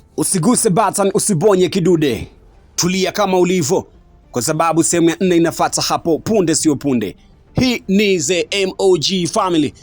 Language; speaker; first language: Swahili; native; Swahili